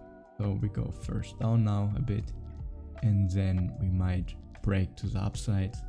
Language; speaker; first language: English; non-native, fluent; German